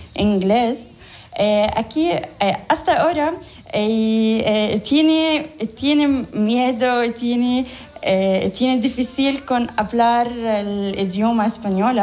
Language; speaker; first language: Spanish; non-native, learner; Arabic